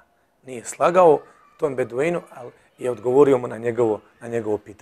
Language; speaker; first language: Serbian; native; Serbian